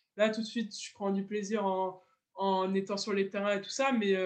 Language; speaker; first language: French; native; French